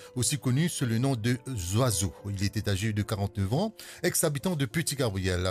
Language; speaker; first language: French; non-native, local second language; Morisyen